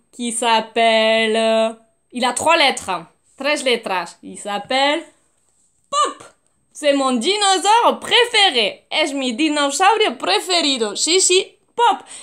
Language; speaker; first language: French; native; French